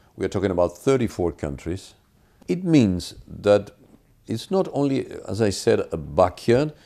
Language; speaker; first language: English; non-native, fluent; Spanish